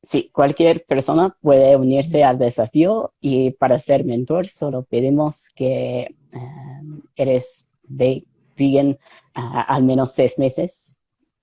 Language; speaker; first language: Spanish; non-native, fluent; English